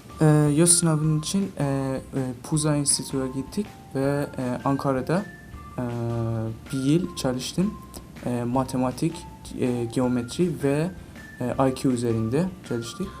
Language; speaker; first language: Turkish; non-native, learner; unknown